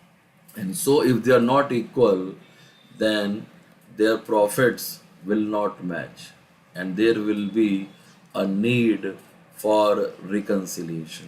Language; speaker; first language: English; non-native, local second language; Hindi